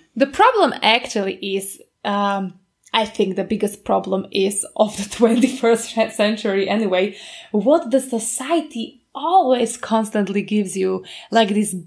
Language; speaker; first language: English; non-native, fluent; Slovak